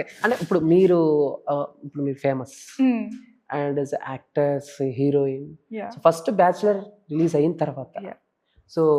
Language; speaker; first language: Telugu; native; Telugu